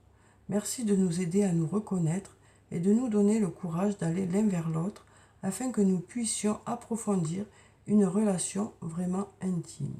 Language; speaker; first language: French; native; French